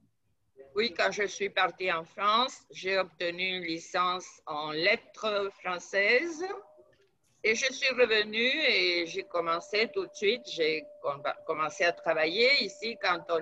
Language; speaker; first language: French; non-native, fluent; Spanish